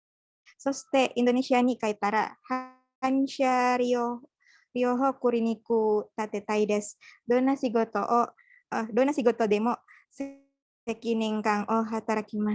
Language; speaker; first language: Japanese; non-native, learner; Indonesian